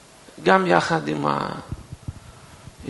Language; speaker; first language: Hebrew; non-native, fluent; Russian